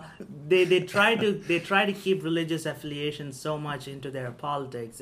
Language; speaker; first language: English; non-native, local second language; Tamil